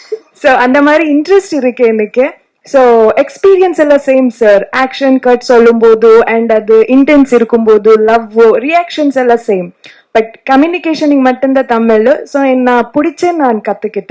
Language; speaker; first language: Tamil; non-native, learner; Kannada